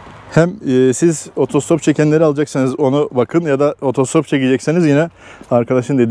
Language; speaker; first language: Turkish; native; Turkish